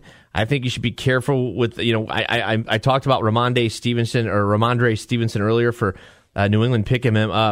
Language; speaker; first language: English; native; English